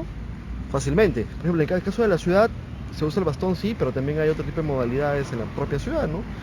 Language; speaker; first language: Spanish; native; Spanish